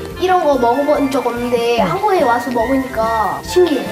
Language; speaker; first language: Korean; non-native, learner; English